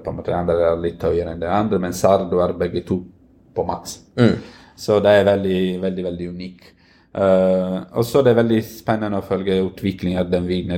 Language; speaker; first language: Norwegian; non-native, fluent; Italian